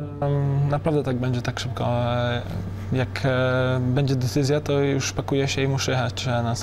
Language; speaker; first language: Polish; early bilingual, heritage; English